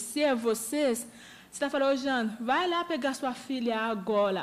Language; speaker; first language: Portuguese; non-native, learner; Haitian Creole